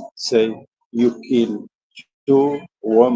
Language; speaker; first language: English; non-native, learner; Spanish